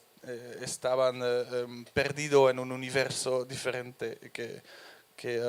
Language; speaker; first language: Spanish; non-native, fluent; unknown